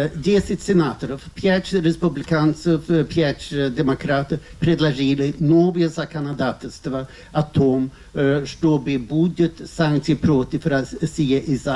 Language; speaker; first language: Russian; non-native, fluent; Swedish